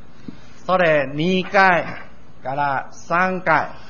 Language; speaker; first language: Japanese; non-native, learner; Min Nan Chinese